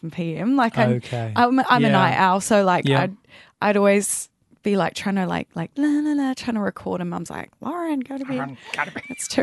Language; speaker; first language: English; native; English